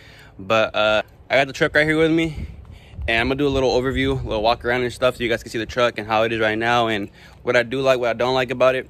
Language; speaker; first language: English; native; English